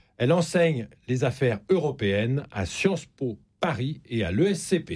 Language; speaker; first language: French; native; French